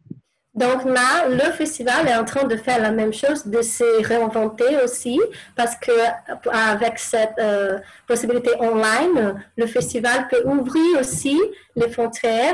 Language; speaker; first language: French; non-native, fluent; Portuguese